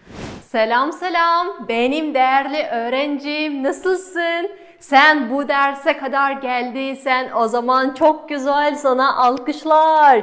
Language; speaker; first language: Turkish; non-native, fluent; Kazakh